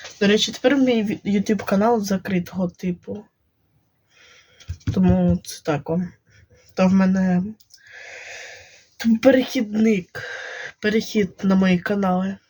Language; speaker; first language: Ukrainian; non-native, local second language; Russian